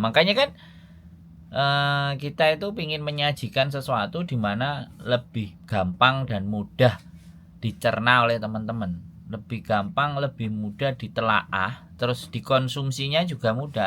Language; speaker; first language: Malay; non-native, local second language; Javanese